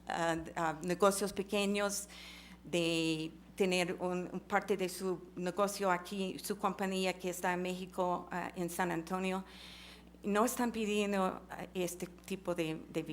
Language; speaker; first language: Spanish; non-native, fluent; English